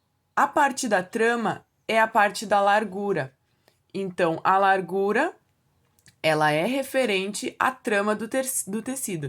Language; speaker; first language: Portuguese; native; Portuguese